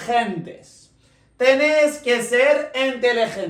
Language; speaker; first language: Spanish; non-native, local second language; Arabic